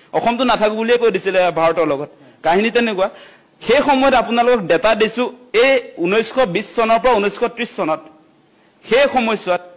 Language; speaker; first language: Assamese; native; Assamese